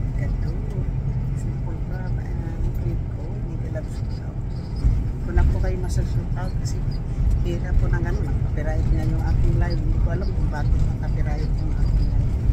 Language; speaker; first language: Filipino; non-native, local second language; Cebuano